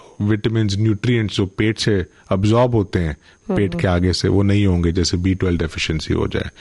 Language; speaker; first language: Hindi; non-native, local second language; Gujarati